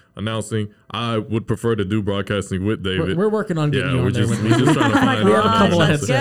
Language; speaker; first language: English; native; English